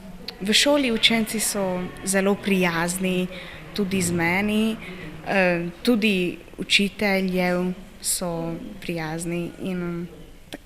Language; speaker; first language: Slovenian; non-native, learner; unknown